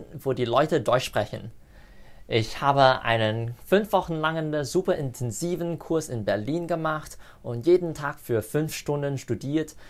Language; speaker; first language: English; non-native, local second language; Cantonese